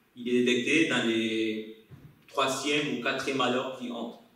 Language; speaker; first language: French; non-native, fluent; Spanish